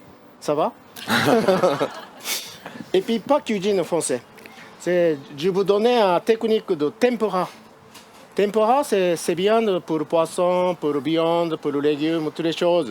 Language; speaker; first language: French; non-native, learner; Japanese